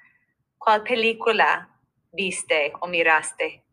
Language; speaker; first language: Spanish; non-native, fluent; English